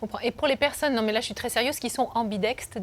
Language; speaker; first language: French; native; French